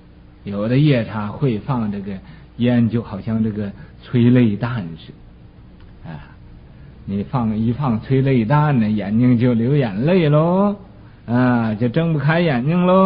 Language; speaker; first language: Chinese; native; Chinese